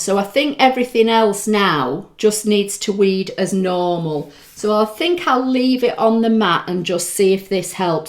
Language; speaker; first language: English; native; English